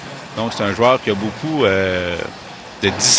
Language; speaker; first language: French; native; French